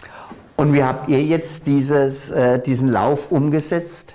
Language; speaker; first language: German; native; German